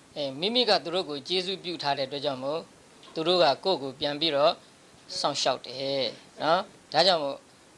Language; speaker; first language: Burmese; native; Burmese